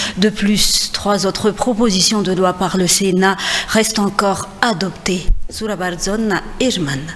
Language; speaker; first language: French; non-native, local second language; Malagasy